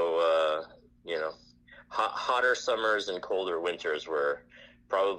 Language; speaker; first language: English; non-native, fluent; Spanish